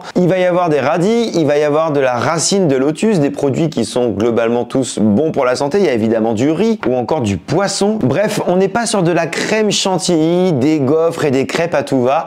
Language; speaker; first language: French; native; French